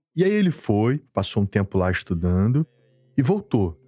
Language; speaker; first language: Portuguese; native; Portuguese